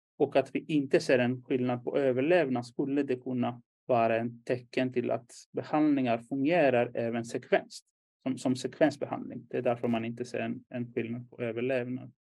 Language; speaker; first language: Swedish; non-native, fluent; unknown